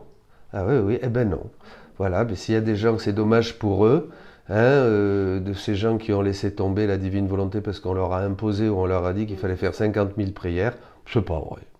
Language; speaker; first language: French; native; French